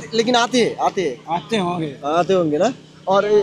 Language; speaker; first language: Hindi; non-native, learner; Bangla